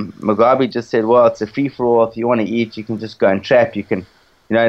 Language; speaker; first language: English; native; English